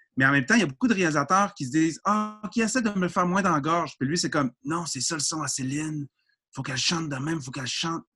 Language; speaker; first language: French; native; French